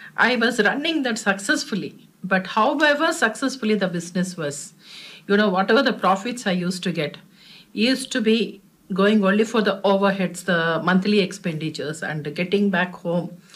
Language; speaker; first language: English; non-native, local second language; Telugu